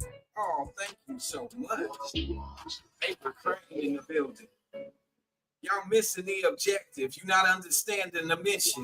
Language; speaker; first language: English; native; English